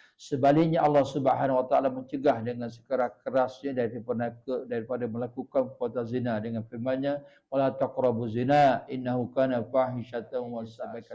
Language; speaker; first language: Malay; native; Malay